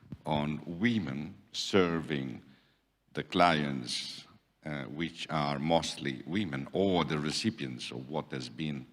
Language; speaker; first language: English; non-native, fluent; Italian